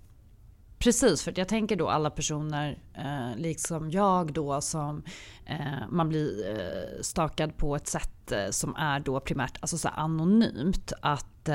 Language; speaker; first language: Swedish; native; Swedish